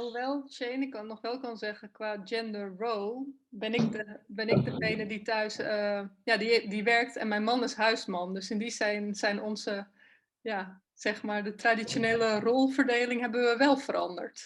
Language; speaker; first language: Dutch; native; Dutch